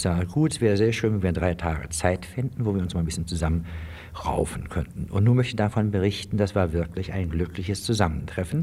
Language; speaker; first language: German; native; German